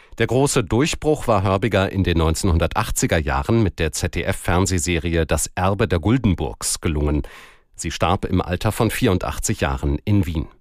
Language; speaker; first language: German; native; German